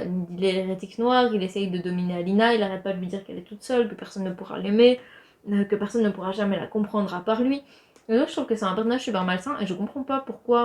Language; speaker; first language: French; native; French